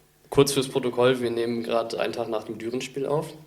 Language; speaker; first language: German; native; German